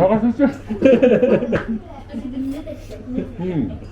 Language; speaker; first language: Japanese; native; Japanese